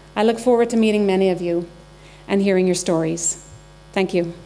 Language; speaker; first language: English; native; English